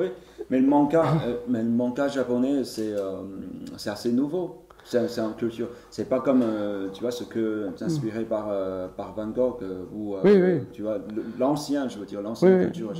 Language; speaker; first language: French; non-native, learner; Chinese